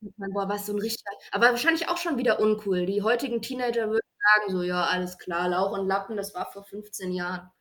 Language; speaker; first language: German; native; German